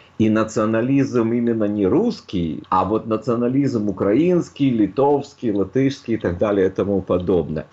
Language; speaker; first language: Russian; native; Russian